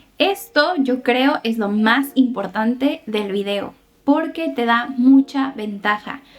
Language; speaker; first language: Spanish; native; Spanish